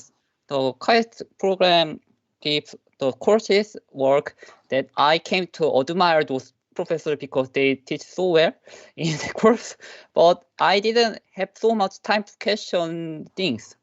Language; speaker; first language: English; non-native, learner; Korean